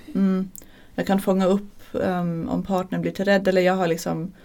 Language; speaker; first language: Swedish; non-native, fluent; German